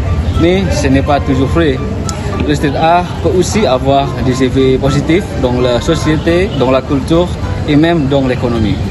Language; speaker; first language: French; non-native, learner; Indonesian